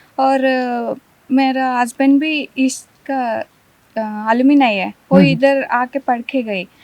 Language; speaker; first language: Hindi; non-native, local second language; Odia